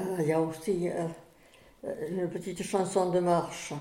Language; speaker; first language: French; native; French